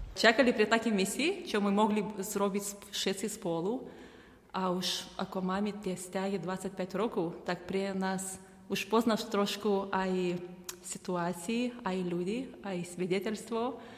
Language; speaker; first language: Slovak; non-native, learner; Lithuanian